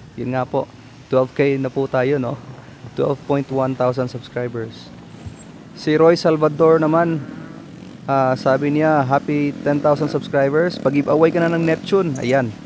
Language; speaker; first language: Filipino; non-native, local second language; Cebuano